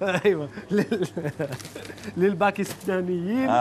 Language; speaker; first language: Arabic; non-native, learner; Urdu